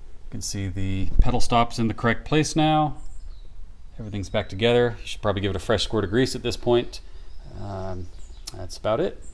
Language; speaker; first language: English; native; English